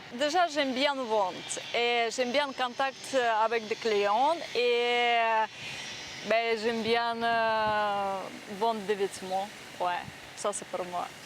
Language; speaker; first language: French; non-native, learner; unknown